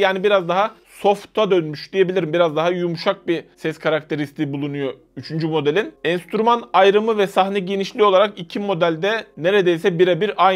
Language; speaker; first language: Turkish; native; Turkish